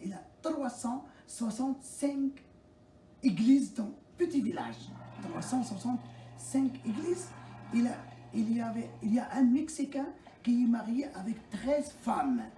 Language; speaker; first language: French; non-native, local second language; Arabic